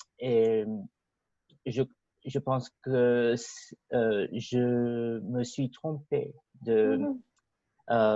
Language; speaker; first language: French; non-native, fluent; English